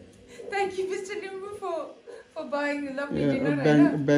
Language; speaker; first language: Nepali; non-native, learner; English